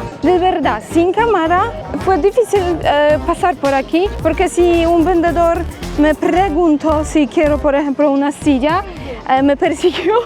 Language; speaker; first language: Spanish; non-native, fluent; Polish